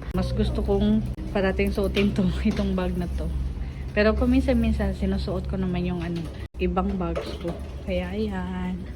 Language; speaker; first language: Filipino; non-native, local second language; Cebuano